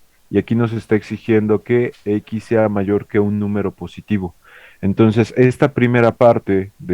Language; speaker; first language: Spanish; native; Spanish